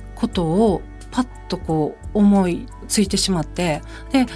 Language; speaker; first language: Japanese; native; Japanese